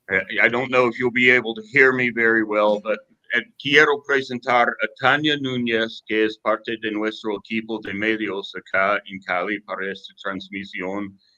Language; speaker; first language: Spanish; non-native, fluent; English